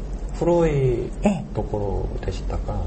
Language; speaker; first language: Japanese; non-native, learner; Korean